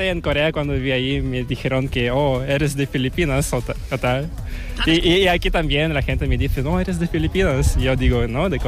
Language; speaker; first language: Spanish; non-native, fluent; Korean